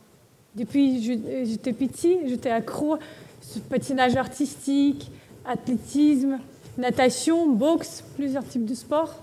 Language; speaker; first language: French; non-native, learner; Russian